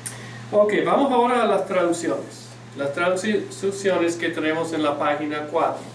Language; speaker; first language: Spanish; non-native, fluent; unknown